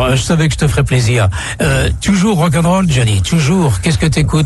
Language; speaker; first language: French; native; French